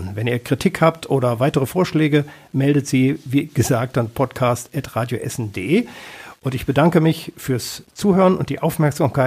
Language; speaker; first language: German; native; German